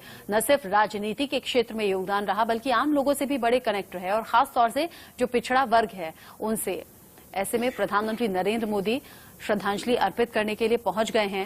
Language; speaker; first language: Hindi; native; Hindi